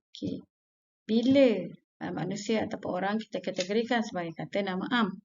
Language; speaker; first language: Malay; native; Malay